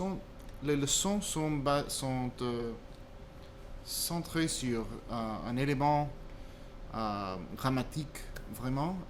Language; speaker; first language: French; non-native, fluent; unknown